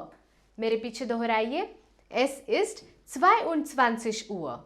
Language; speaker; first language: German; non-native, fluent; Hindi